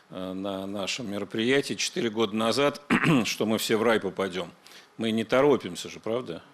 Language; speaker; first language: Russian; native; Russian